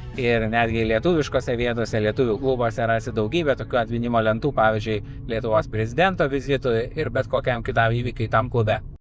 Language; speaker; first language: Lithuanian; native; Lithuanian